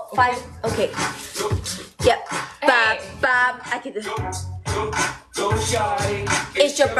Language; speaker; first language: English; non-native, learner; Korean